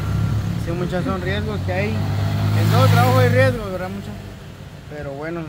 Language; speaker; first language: Spanish; native; Spanish